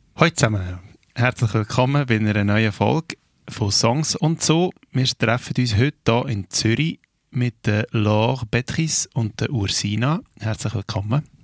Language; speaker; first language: German; native; German